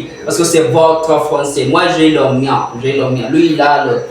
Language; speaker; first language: French; non-native, learner; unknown